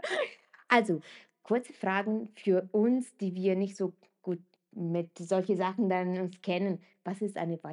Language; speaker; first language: German; non-native, fluent; Italian